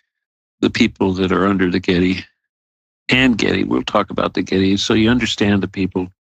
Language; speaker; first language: English; native; English